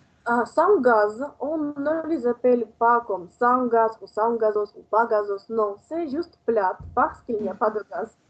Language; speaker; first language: French; non-native, fluent; Russian